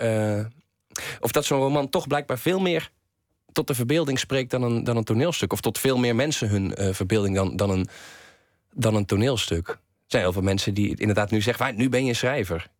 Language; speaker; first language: Dutch; native; Dutch